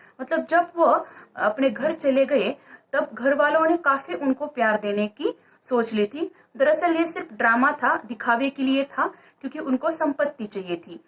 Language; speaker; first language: Hindi; non-native, local second language; Marathi